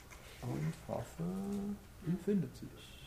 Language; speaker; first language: German; native; German